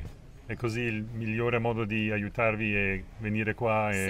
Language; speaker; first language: Italian; non-native, fluent; English